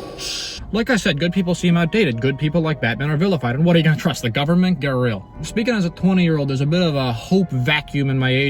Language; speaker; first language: English; native; English